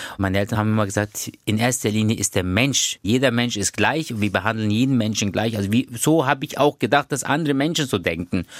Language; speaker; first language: German; early bilingual, other home language; Turkish